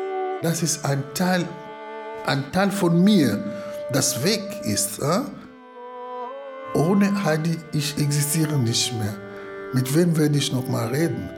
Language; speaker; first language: German; non-native, fluent; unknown